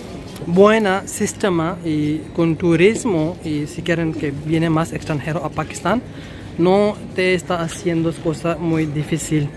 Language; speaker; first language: Spanish; non-native, learner; Urdu